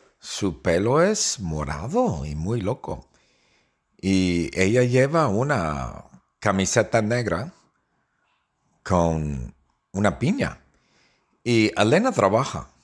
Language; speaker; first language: Spanish; non-native, fluent; English